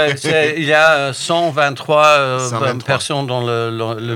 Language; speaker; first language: French; non-native, fluent; English